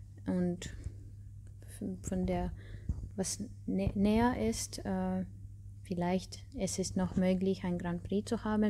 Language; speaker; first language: German; non-native, learner; Russian